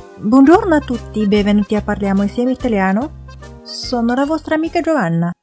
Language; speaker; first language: Italian; non-native, fluent; Chinese